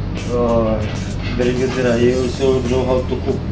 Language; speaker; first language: English; non-native, local second language; Filipino